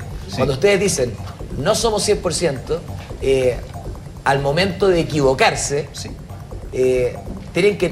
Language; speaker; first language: Spanish; native; Spanish